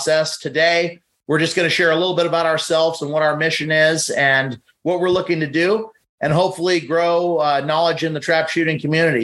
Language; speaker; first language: English; native; English